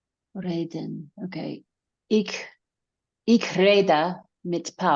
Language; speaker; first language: German; non-native, learner; English